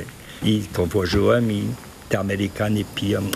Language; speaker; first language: Polish; early bilingual, heritage; French